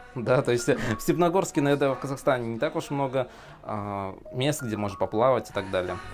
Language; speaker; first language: Russian; native; Russian